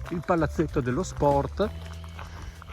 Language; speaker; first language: Italian; native; Italian